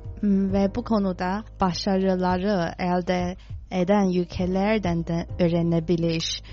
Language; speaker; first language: Turkish; non-native, fluent; Chinese